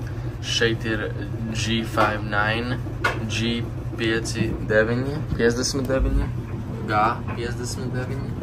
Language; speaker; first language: Latvian; early bilingual, heritage; Latvian